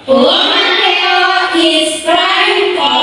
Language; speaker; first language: English; non-native, learner; Indonesian